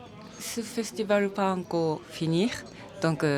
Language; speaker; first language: French; non-native, learner; Japanese